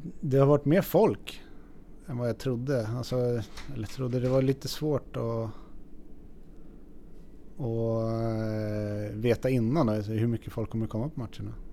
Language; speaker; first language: Swedish; native; Swedish